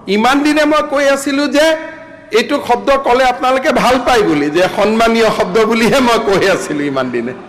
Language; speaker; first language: Assamese; native; Assamese